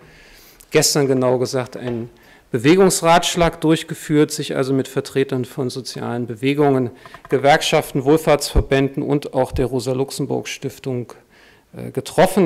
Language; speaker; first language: German; native; German